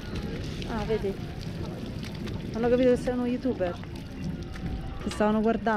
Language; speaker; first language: Italian; native; Italian